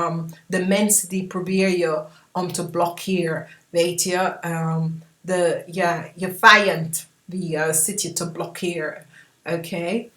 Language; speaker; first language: Dutch; non-native, fluent; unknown